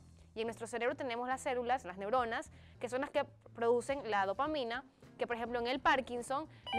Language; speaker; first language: Spanish; native; Spanish